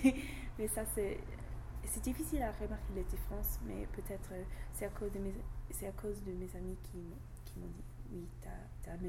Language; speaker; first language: French; non-native, learner; English